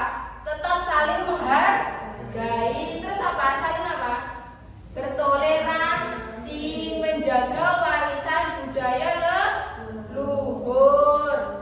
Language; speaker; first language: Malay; non-native, local second language; Javanese